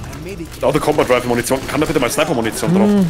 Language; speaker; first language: German; native; German